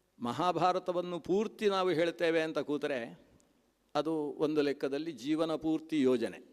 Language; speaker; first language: Kannada; non-native, local second language; Tulu